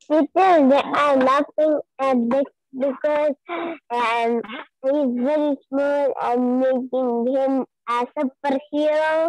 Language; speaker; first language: English; non-native, learner; Arabic